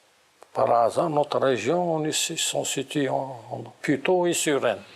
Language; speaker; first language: French; non-native, local second language; Kabyle